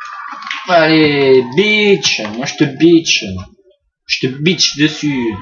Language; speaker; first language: French; native; French